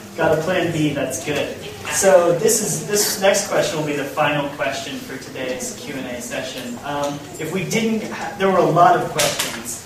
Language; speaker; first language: English; native; English